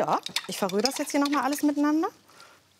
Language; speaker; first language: German; native; German